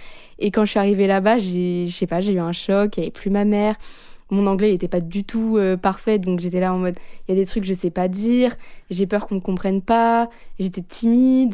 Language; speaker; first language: French; native; French